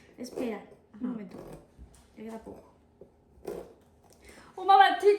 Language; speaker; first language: Spanish; early bilingual, other home language; Portuguese